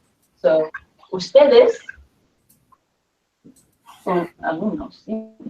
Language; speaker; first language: Spanish; non-native, learner; English